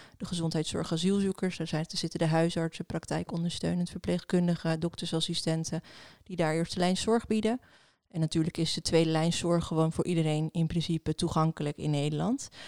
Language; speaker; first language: Dutch; early bilingual, other home language; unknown